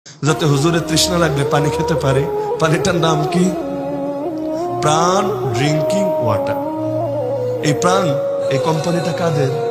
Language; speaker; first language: Bangla; native; Bangla